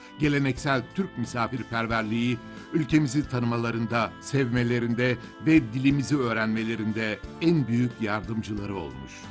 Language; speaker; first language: Turkish; native; Turkish